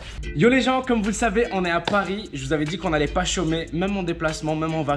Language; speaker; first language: French; native; French